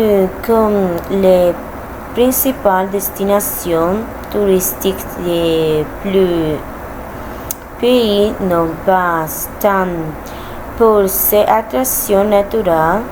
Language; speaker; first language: French; non-native, learner; Spanish